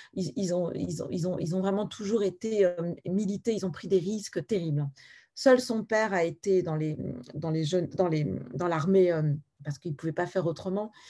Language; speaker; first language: French; native; French